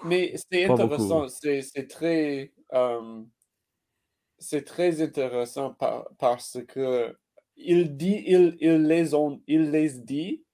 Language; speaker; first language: French; non-native, learner; English